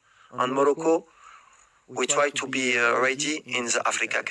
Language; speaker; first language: English; non-native, learner; French